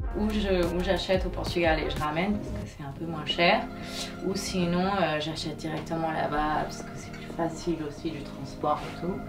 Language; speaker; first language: French; non-native, fluent; Portuguese